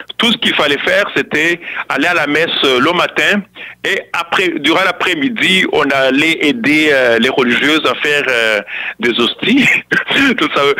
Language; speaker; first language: French; non-native, local second language; Kinyarwanda